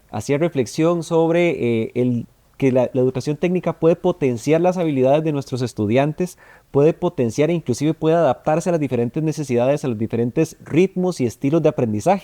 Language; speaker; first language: Spanish; native; Spanish